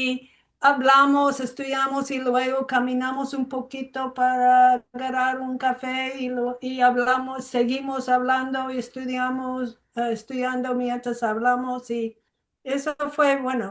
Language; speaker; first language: Spanish; non-native, fluent; English